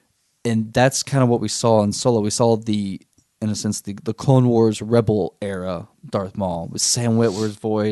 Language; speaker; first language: English; native; English